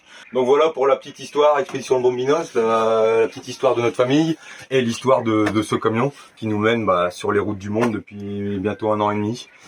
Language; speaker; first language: French; native; French